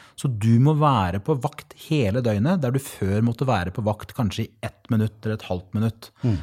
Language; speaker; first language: Norwegian; native; Norwegian